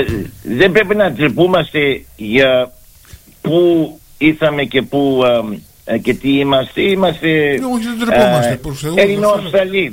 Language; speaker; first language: Greek; early bilingual, heritage; Greek